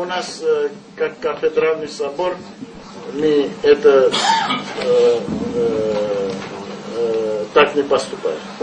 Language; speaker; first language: Russian; non-native, local second language; Armenian